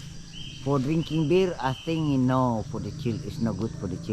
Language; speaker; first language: English; non-native, fluent; Indonesian